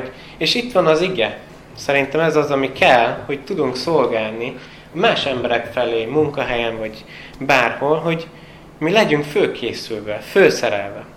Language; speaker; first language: Hungarian; non-native, fluent; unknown